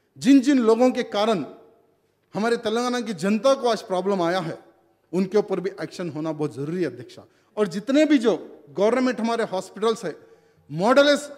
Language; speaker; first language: Hindi; non-native, local second language; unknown